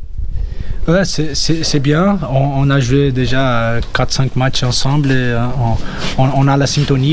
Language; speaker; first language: French; non-native, fluent; Portuguese